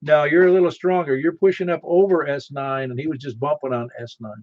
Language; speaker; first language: English; native; English